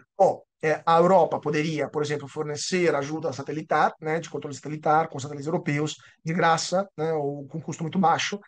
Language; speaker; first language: Portuguese; non-native, fluent; Italian